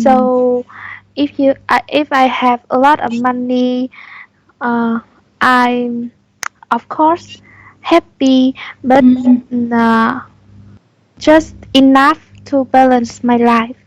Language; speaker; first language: English; non-native, learner; Vietnamese